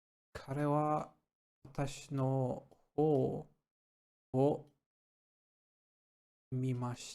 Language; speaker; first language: Japanese; non-native, learner; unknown